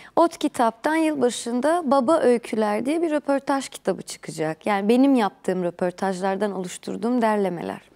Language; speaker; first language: Turkish; native; Turkish